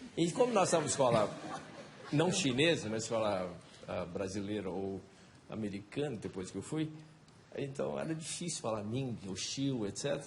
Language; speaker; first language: Portuguese; non-native, fluent; Chinese